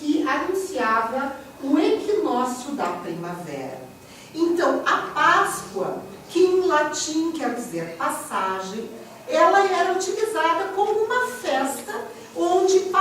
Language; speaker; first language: Portuguese; native; Portuguese